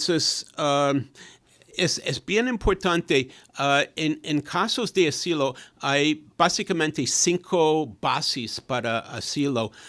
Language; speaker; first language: Spanish; non-native, fluent; English